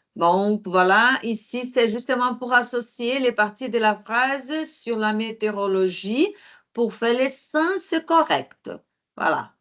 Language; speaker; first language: French; non-native, fluent; Portuguese